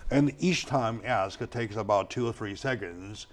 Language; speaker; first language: English; non-native, fluent; Chinese